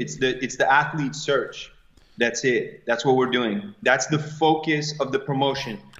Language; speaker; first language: English; early bilingual, other home language; Portuguese